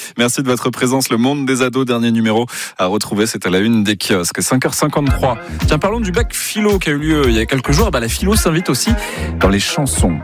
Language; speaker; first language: French; native; French